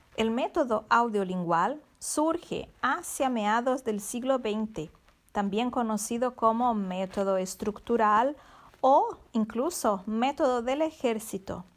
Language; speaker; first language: Spanish; non-native, fluent; Portuguese